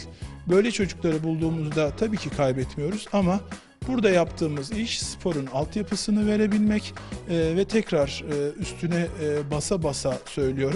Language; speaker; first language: Turkish; native; Turkish